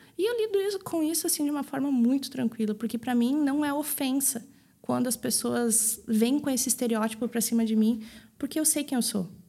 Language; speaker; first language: Portuguese; native; Portuguese